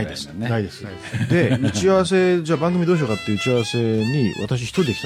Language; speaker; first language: Japanese; native; Japanese